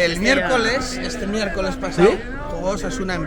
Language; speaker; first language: Spanish; native; Spanish